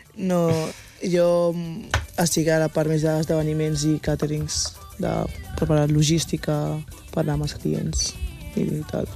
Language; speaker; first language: Catalan; early bilingual, other home language; Wolof